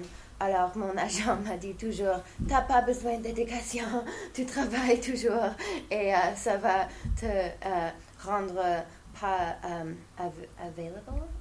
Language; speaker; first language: French; non-native, fluent; English